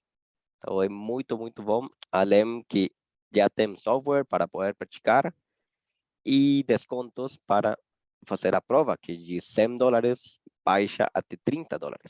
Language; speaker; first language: Portuguese; non-native, fluent; Spanish